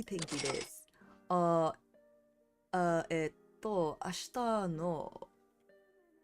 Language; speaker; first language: Japanese; non-native, learner; English